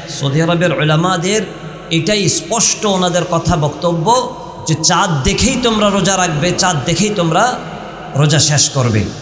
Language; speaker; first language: Bangla; early bilingual, heritage; Bangla